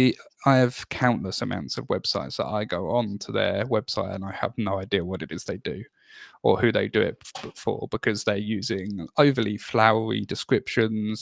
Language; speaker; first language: English; native; English